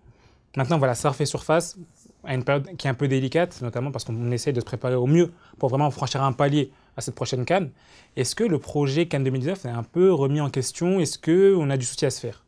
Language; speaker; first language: French; native; French